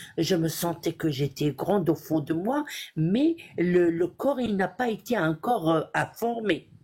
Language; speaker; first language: French; early bilingual, other home language; Arabic